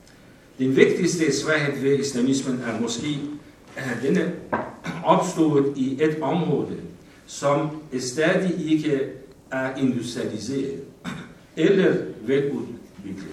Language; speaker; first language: Danish; non-native, fluent; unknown